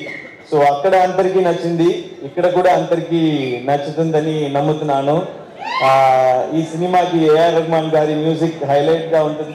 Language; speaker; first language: Telugu; non-native, learner; Tamil